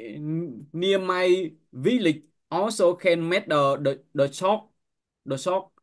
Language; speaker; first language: English; non-native, learner; Vietnamese